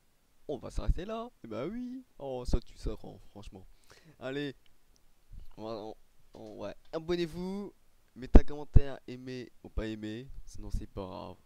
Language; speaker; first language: French; native; French